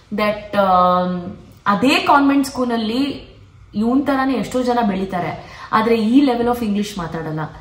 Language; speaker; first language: Kannada; non-native, local second language; Konkani